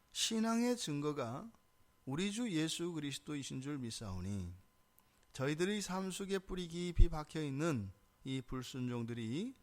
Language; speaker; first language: Korean; native; Korean